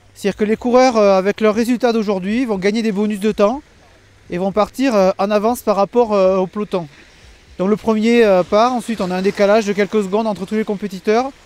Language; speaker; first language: French; native; French